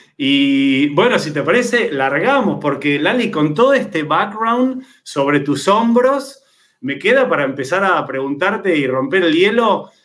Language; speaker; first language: Spanish; native; Spanish